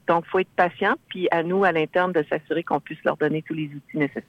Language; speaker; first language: French; native; French